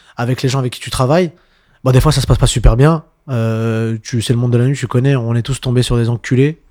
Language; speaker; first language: French; native; French